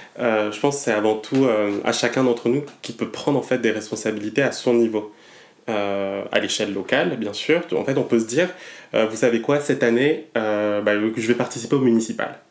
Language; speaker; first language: French; non-native, local second language; Malagasy